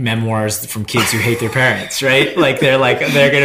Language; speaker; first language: English; native; English